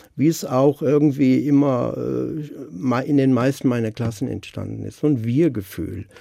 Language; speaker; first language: German; native; German